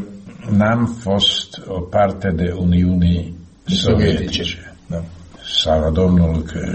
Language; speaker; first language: Romanian; non-native, fluent; Slovak